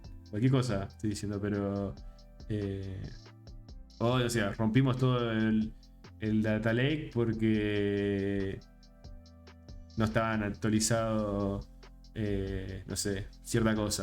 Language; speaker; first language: Spanish; native; Spanish